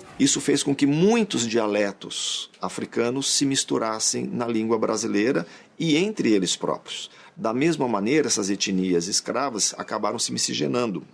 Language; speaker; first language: Portuguese; native; Portuguese